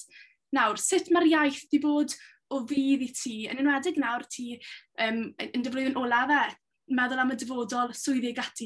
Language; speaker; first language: Welsh; native; Welsh